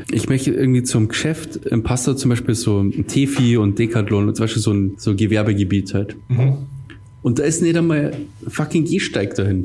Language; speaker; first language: German; native; German